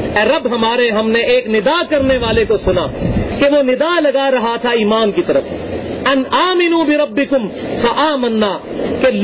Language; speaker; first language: Urdu; non-native, local second language; Punjabi